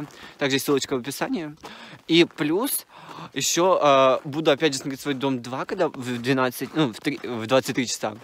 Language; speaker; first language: Russian; native; Russian